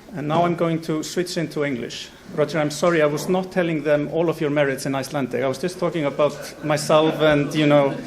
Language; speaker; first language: English; non-native, fluent; Icelandic